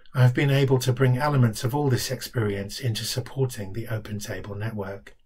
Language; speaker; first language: English; native; English